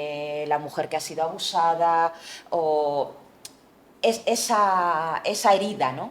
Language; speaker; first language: Spanish; native; Spanish